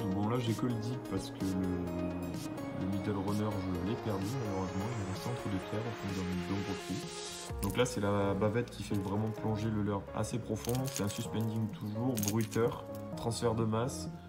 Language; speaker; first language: French; native; French